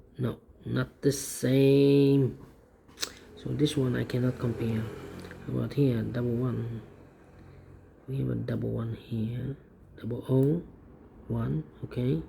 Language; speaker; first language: English; non-native, fluent; Dutch